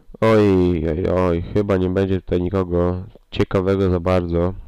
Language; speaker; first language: Polish; native; Polish